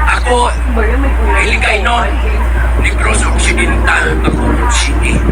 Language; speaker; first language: Filipino; non-native, local second language; Hiligaynon